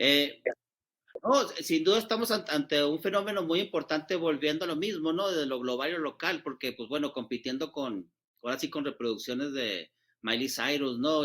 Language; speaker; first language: Spanish; native; Spanish